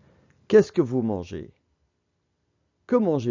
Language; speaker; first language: French; non-native, fluent; English